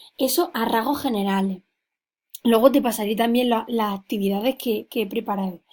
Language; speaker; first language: Spanish; native; Spanish